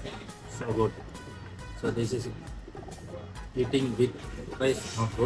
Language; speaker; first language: English; non-native, learner; Tamil